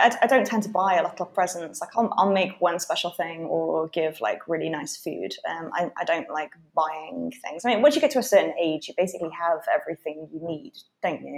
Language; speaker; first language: English; native; English